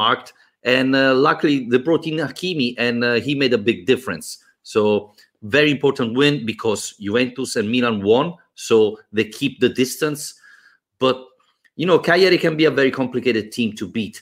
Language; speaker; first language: English; non-native, fluent; Italian